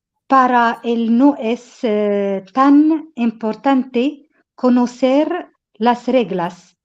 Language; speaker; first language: Spanish; non-native, learner; Arabic